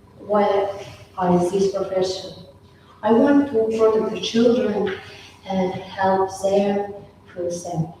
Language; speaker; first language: English; non-native, learner; Russian